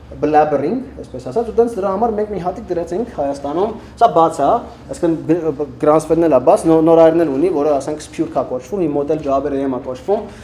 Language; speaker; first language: Armenian; early bilingual, heritage; Armenian